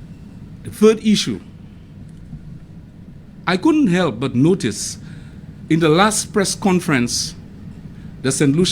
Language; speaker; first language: English; non-native, local second language; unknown